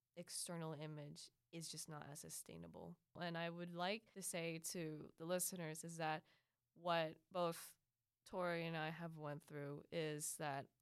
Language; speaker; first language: English; early bilingual, other home language; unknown